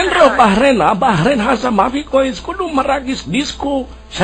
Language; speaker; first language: Arabic; non-native, learner; Urdu